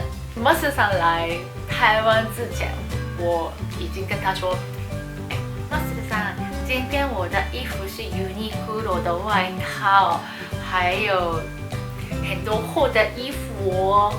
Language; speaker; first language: Chinese; non-native, fluent; Japanese